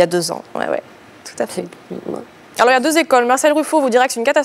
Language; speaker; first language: French; native; French